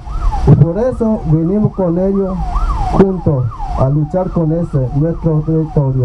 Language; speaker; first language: Spanish; non-native, local second language; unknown